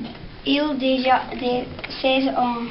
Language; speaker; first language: French; non-native, learner; Dutch